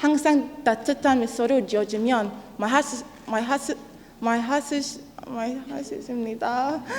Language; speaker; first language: Korean; non-native, learner; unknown